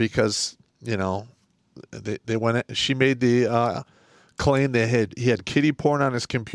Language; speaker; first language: English; native; English